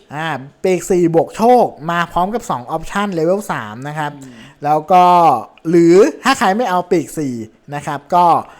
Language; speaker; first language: Thai; native; Thai